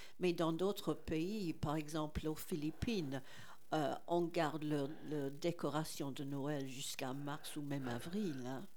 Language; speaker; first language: French; non-native, fluent; English